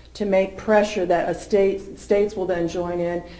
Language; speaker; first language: English; native; English